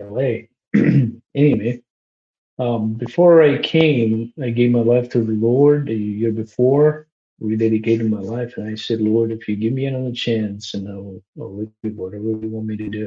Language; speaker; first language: English; non-native, local second language; Malayalam